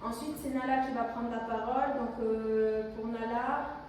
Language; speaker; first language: French; native; French